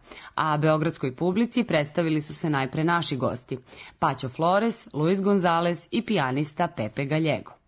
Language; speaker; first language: Serbian; native; Serbian